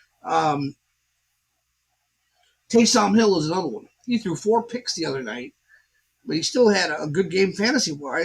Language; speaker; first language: English; native; English